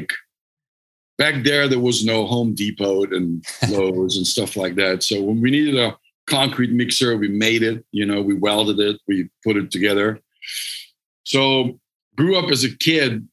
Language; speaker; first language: English; non-native, fluent; Hungarian